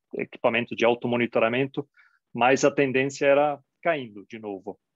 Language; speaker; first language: Portuguese; non-native, fluent; German